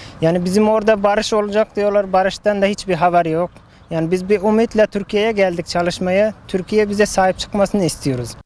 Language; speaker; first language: Turkish; non-native, fluent; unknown